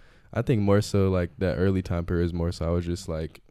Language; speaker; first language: English; native; English